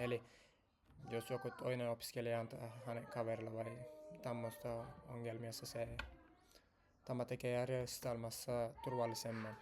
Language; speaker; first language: Finnish; non-native, learner; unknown